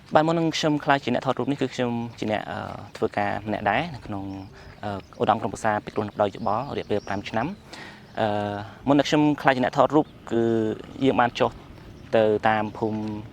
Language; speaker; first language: Khmer; non-native, local second language; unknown